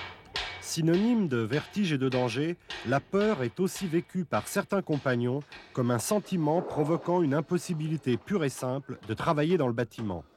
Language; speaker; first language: French; native; French